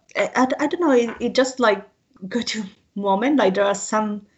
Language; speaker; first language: English; non-native, fluent; Italian